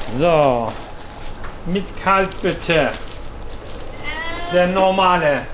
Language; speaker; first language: German; non-native, fluent; Turkish